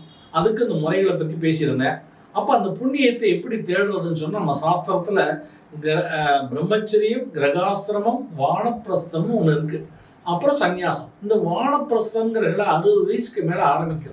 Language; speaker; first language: Tamil; native; Tamil